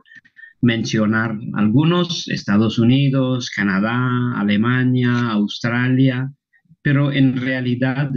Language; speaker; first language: Spanish; non-native, local second language; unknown